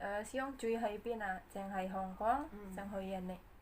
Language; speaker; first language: Cantonese; non-native, learner; Indonesian